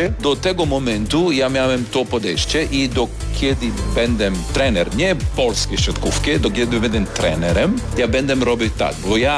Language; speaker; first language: Polish; non-native, fluent; Serbian